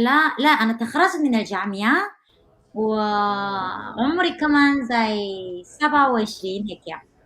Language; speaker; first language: Arabic; non-native, fluent; Korean